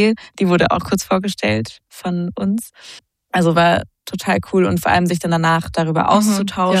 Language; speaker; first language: German; native; German